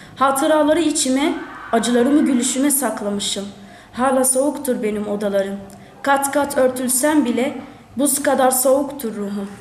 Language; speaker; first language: Turkish; early bilingual, other home language; Arabic